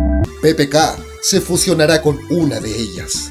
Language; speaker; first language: Spanish; native; Spanish